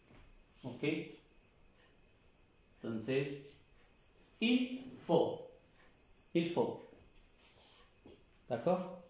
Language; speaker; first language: French; non-native, fluent; Spanish